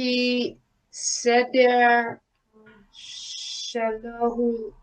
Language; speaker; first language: Hebrew; non-native, learner; English